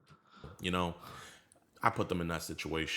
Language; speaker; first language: English; native; English